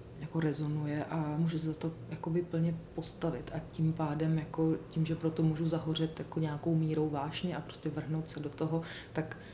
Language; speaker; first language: Czech; native; Czech